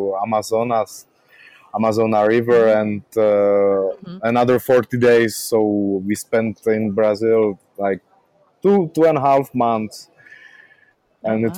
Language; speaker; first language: English; non-native, learner; Czech